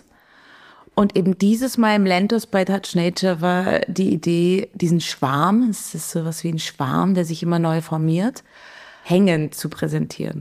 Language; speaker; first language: German; native; German